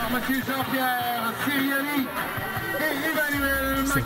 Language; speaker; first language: French; native; French